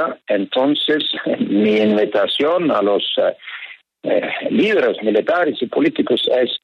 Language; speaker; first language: Spanish; non-native, fluent; Norwegian